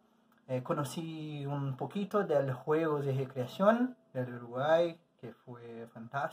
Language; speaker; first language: Spanish; non-native, learner; Portuguese